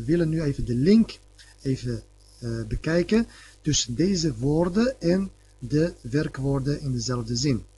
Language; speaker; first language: Dutch; early bilingual, other home language; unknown